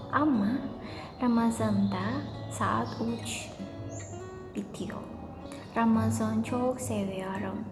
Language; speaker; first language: Turkish; non-native, learner; Indonesian